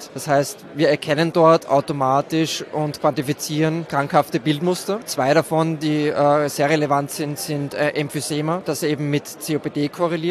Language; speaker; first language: German; native; German